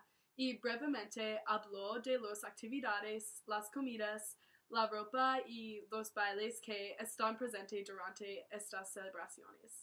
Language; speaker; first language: Spanish; non-native, learner; English